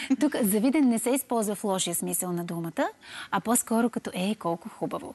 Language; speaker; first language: Bulgarian; native; Bulgarian